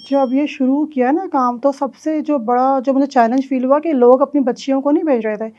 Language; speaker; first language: Urdu; native; Urdu